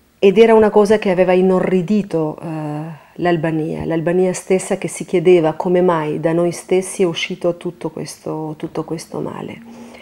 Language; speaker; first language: Italian; non-native, fluent; Albanian